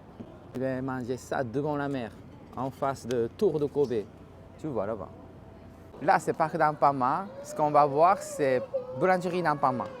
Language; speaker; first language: French; non-native, fluent; Japanese